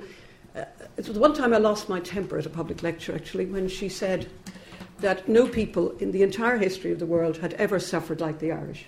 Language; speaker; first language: English; native; English